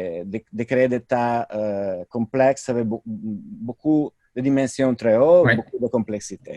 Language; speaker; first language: French; non-native, fluent; Italian